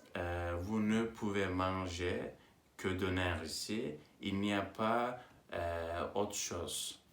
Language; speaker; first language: French; non-native, learner; Turkish